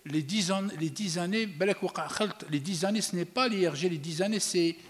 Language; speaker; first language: French; non-native, local second language; Arabic